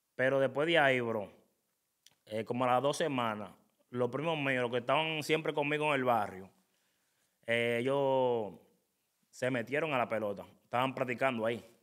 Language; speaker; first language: Spanish; native; Spanish